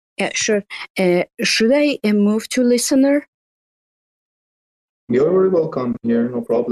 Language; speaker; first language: English; non-native, learner; Persian